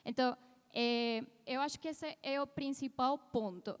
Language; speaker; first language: Portuguese; non-native, fluent; Spanish